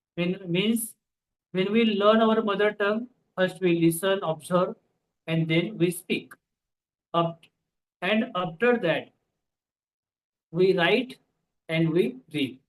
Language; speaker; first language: English; non-native, local second language; Marathi